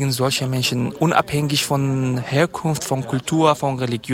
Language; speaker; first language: German; non-native, fluent; Kurdish